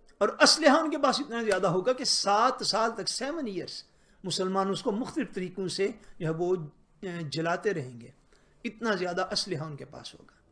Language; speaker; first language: Urdu; non-native, local second language; Punjabi